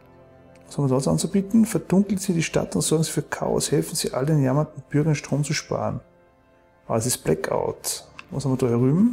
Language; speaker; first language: German; native; German